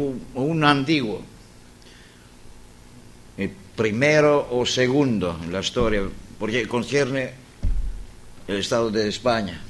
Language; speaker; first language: Spanish; non-native, fluent; Greek